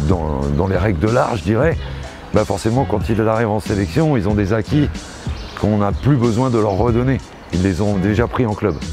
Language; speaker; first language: French; native; French